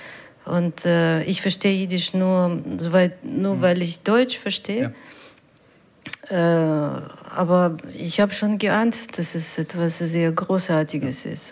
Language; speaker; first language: German; non-native, fluent; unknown